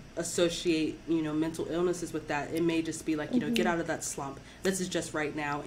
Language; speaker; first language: English; native; English